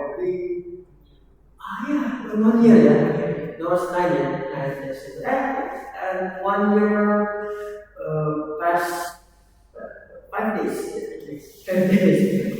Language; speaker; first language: English; non-native, learner; Indonesian